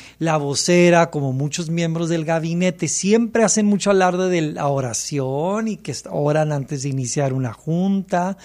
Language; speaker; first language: Spanish; early bilingual, heritage; Spanish